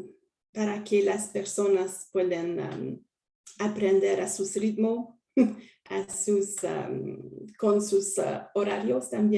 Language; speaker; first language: Spanish; non-native, learner; French